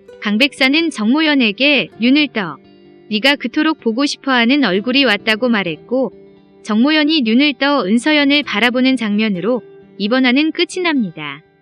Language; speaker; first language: Korean; native; Korean